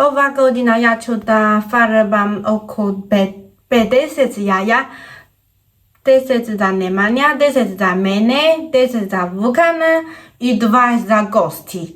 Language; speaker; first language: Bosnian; non-native, learner; Chinese